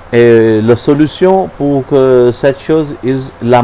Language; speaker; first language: French; non-native, learner; Hindi